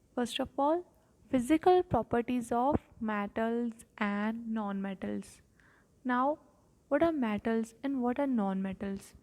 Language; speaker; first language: English; non-native, local second language; Punjabi